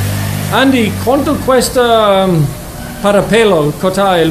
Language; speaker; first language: Spanish; non-native, learner; English